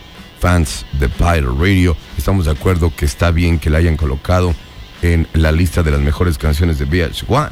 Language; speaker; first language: Spanish; native; Spanish